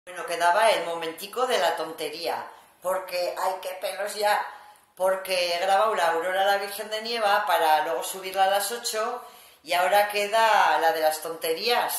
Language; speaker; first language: Spanish; native; Spanish